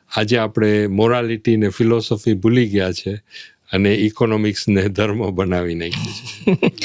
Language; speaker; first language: Gujarati; early bilingual, heritage; Gujarati